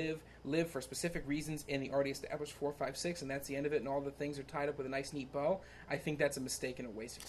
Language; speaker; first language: English; native; English